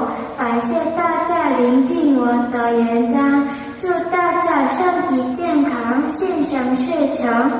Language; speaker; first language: Chinese; non-native, learner; Korean